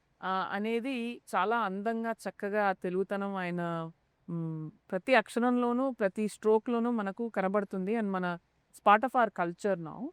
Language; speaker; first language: Telugu; native; Telugu